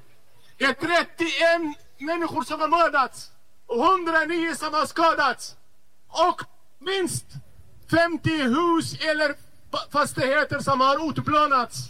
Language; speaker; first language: Swedish; non-native, fluent; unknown